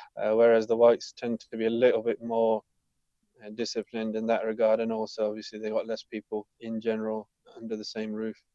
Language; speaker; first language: English; early bilingual, other home language; Punjabi